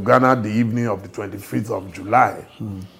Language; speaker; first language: English; non-native, local second language; Yoruba